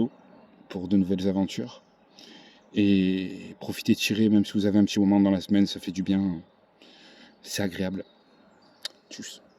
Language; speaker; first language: French; native; French